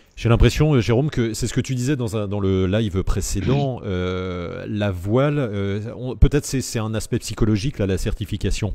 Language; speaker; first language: French; native; French